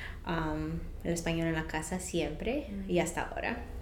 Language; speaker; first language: Spanish; early bilingual, heritage; Spanish